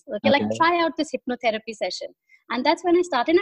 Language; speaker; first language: English; non-native, local second language; Hindi